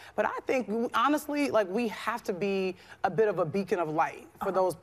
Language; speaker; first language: English; native; English